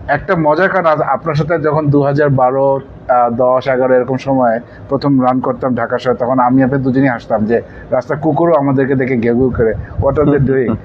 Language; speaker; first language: Bangla; native; Bangla